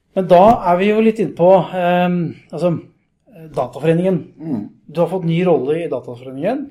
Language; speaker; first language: Norwegian; native; Norwegian